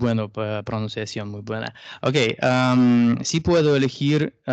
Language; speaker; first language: Spanish; non-native, learner; Russian